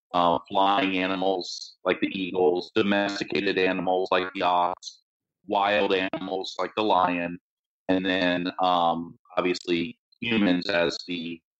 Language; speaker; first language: English; native; English